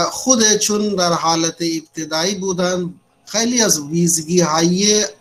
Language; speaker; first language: Persian; non-native, fluent; Urdu